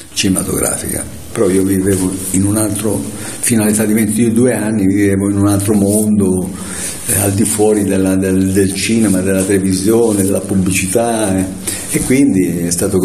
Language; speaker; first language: Italian; native; Italian